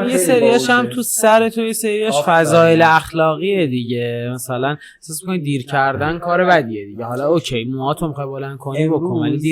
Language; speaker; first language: Persian; native; Persian